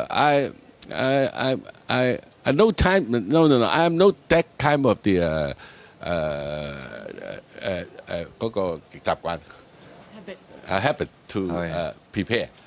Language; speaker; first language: English; non-native, learner; Cantonese